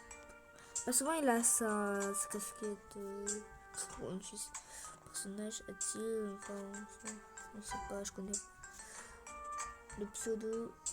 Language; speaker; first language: French; early bilingual, other home language; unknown